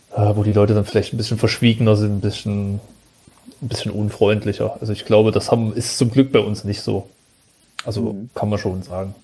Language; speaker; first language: German; native; German